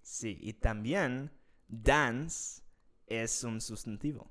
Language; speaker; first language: Spanish; non-native, fluent; English